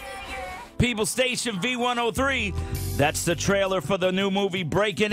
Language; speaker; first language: English; native; English